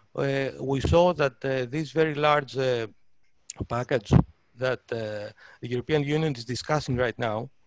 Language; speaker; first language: English; non-native, fluent; Greek